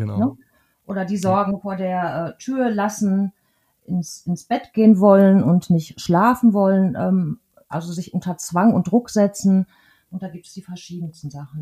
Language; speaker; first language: German; native; German